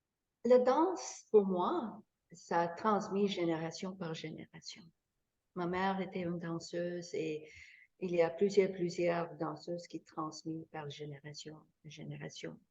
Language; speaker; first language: French; non-native, fluent; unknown